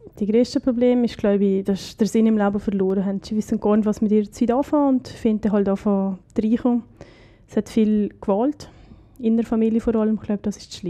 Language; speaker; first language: German; native; German